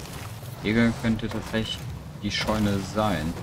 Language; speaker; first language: German; native; German